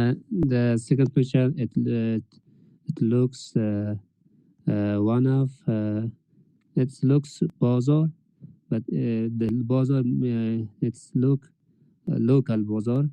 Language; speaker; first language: English; non-native, learner; Persian